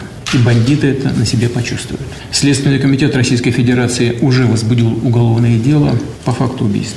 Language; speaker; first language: Russian; native; Russian